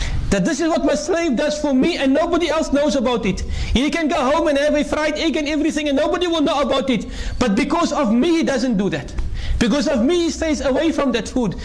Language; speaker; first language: English; native; English